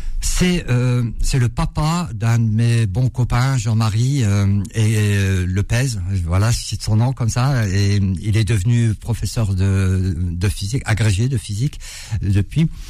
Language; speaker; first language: French; early bilingual, other home language; Arabic